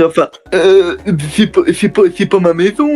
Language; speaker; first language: French; native; French